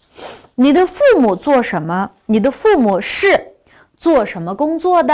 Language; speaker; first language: Chinese; non-native, local second language; Uyghur